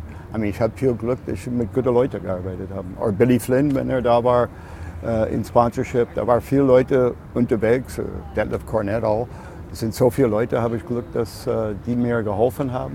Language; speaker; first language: German; non-native, fluent; English